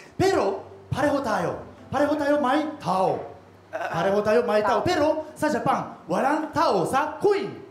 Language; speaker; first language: Filipino; non-native, learner; Japanese